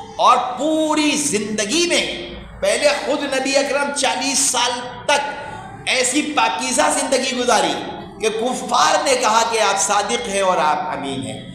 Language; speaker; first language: Urdu; native; Urdu